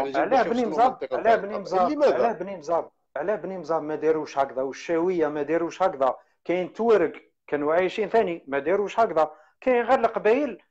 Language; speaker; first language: Arabic; native; Arabic